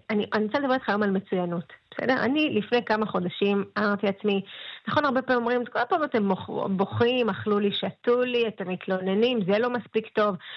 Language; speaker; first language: Hebrew; early bilingual, other home language; Russian